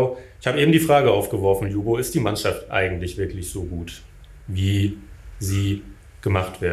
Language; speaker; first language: German; native; German